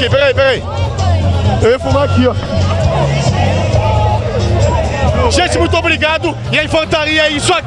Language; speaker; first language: Portuguese; native; Portuguese